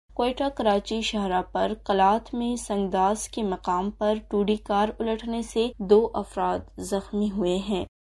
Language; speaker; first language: Urdu; non-native, local second language; Baluchi